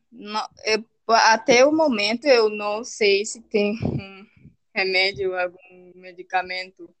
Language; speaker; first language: Portuguese; non-native, fluent; Spanish